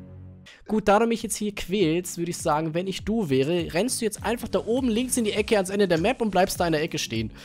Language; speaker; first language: German; native; German